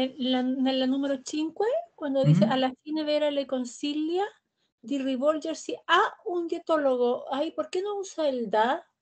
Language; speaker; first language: Italian; non-native, learner; Spanish